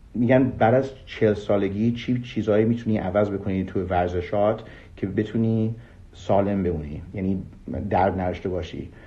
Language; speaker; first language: Persian; early bilingual, heritage; Persian